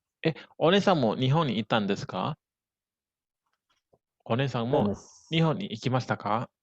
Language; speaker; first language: Japanese; non-native, fluent; Indonesian